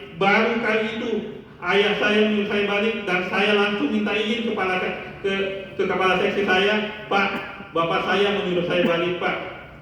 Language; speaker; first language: Indonesian; non-native, local second language; Buginese